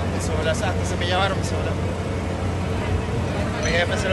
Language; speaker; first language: Spanish; native; Spanish